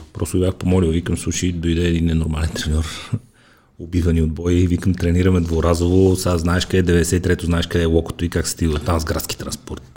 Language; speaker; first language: Bulgarian; native; Bulgarian